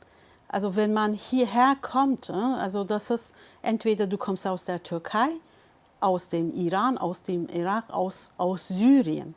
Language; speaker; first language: German; non-native, fluent; Kurdish